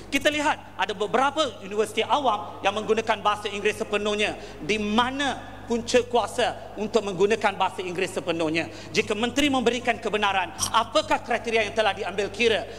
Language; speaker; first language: Malay; non-native, local second language; Tamil